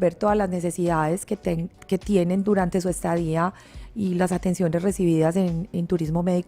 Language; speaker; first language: Spanish; native; Spanish